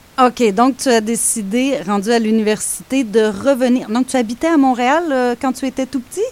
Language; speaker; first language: French; native; French